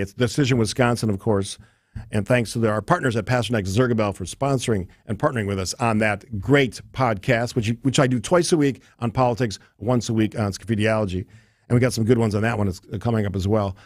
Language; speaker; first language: English; native; English